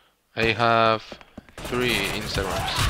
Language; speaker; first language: English; non-native, learner; Spanish